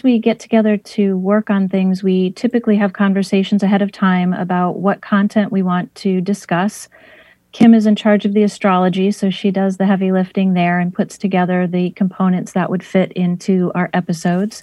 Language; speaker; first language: English; native; English